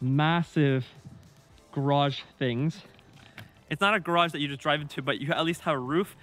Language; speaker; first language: English; native; English